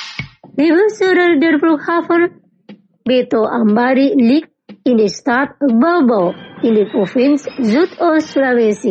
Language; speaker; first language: German; non-native, fluent; Indonesian